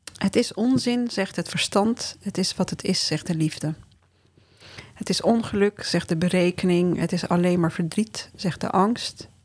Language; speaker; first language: Dutch; early bilingual, other home language; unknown